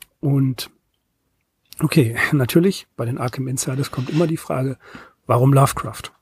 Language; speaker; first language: German; native; German